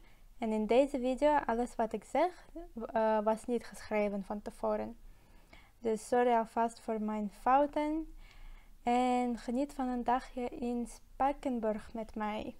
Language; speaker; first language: Dutch; non-native, learner; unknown